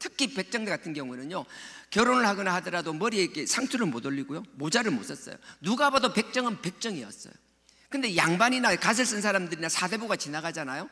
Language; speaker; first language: Korean; native; Korean